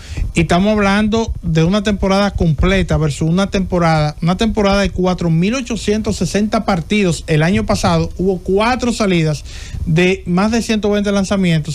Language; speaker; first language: Spanish; native; Spanish